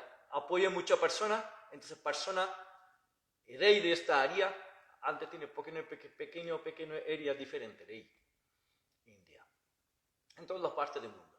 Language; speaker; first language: Spanish; non-native, learner; Bangla